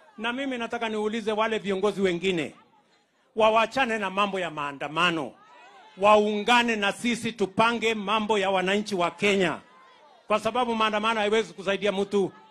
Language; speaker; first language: Swahili; non-native, local second language; Kalenjin